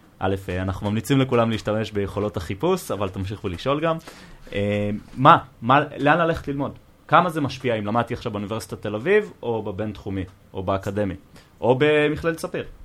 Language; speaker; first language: Hebrew; native; Hebrew